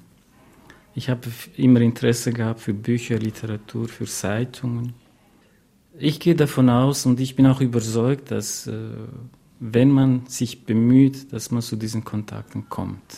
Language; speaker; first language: German; non-native, fluent; Kurdish